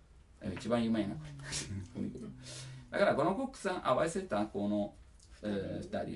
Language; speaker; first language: Japanese; non-native, learner; Italian